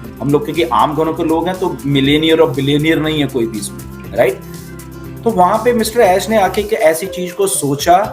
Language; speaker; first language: Hindi; native; Hindi